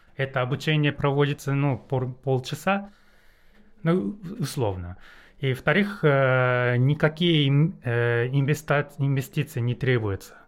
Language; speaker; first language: Russian; non-native, learner; Japanese